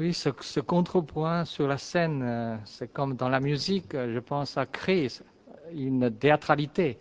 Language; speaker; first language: French; non-native, fluent; Chinese